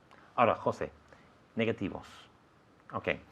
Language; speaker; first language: Spanish; non-native, fluent; English